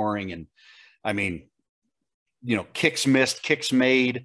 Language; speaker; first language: English; native; English